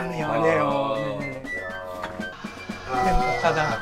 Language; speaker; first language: Korean; non-native, fluent; Japanese